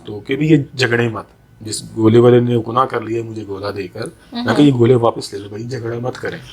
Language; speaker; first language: Urdu; non-native, local second language; Punjabi